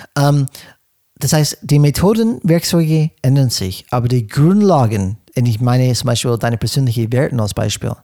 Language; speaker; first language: German; non-native, fluent; English